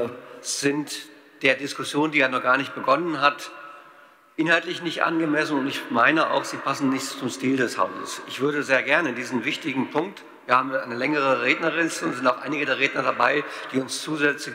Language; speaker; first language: German; native; German